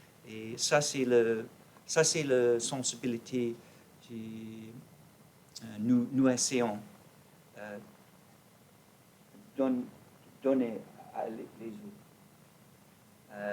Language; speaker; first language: French; non-native, learner; English